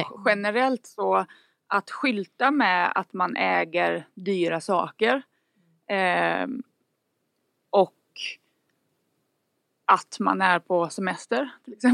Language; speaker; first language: Swedish; native; Swedish